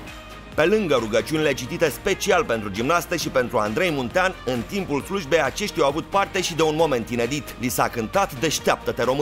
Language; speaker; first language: Romanian; native; Romanian